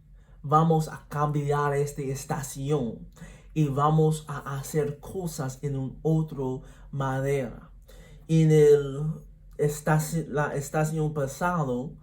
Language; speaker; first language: Spanish; non-native, learner; English